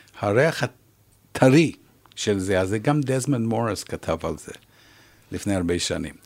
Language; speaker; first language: Hebrew; non-native, fluent; English